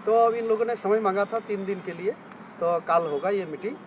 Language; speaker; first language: Hindi; non-native, local second language; Bangla